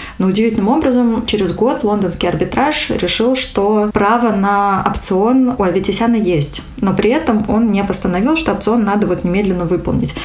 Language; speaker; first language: Russian; native; Russian